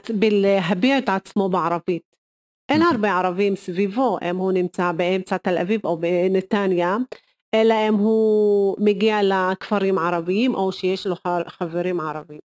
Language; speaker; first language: Hebrew; non-native, local second language; Arabic